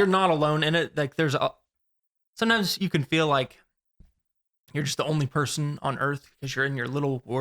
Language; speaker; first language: English; native; English